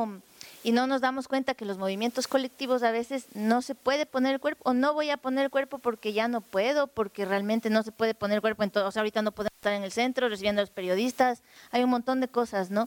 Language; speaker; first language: Spanish; native; Spanish